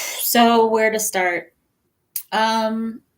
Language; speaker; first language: English; native; English